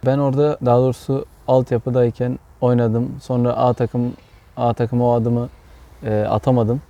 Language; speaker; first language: Turkish; early bilingual, heritage; Turkish